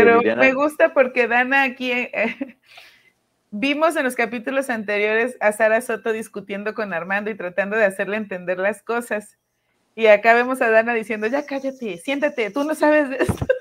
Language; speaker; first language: Spanish; native; Spanish